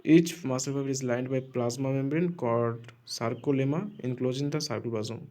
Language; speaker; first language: English; non-native, local second language; Bangla